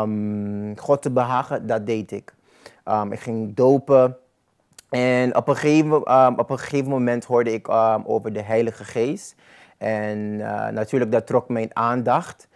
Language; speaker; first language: Dutch; non-native, local second language; Papiamento